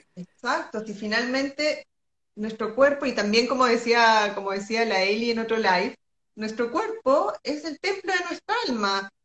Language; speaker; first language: Spanish; native; Spanish